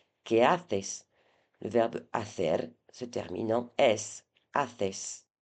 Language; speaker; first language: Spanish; non-native, fluent; French